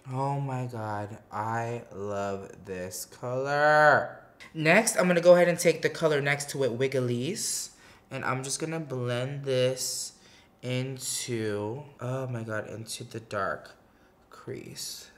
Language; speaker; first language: English; native; English